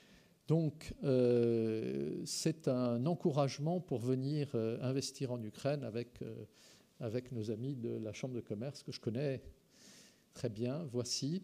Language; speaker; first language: French; native; French